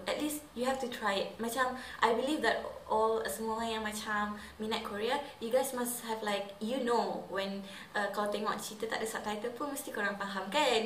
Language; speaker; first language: English; non-native, local second language; Malay